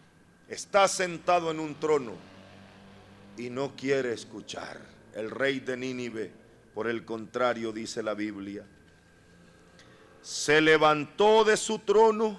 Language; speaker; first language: Spanish; native; Spanish